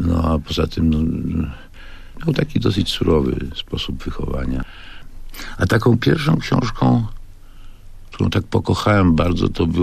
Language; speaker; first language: Polish; native; Polish